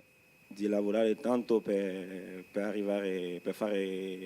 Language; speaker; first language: Italian; non-native, learner; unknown